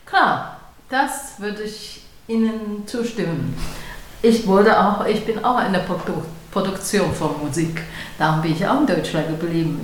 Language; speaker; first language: German; non-native, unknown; Chinese